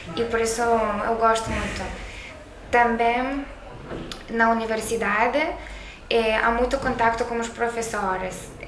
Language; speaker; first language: Portuguese; non-native, learner; Lithuanian